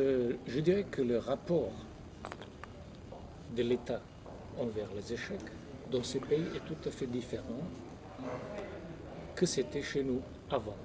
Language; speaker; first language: French; non-native, fluent; Croatian